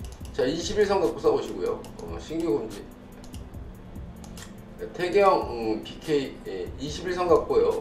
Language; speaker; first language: Korean; native; Korean